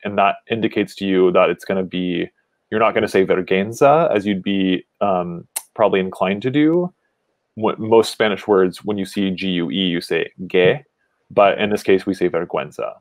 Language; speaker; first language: English; native; English